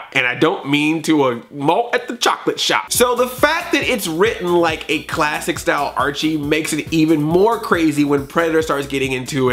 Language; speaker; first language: English; native; English